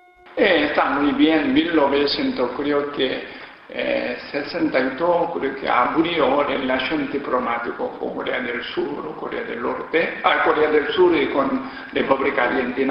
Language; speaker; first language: Spanish; non-native, learner; Korean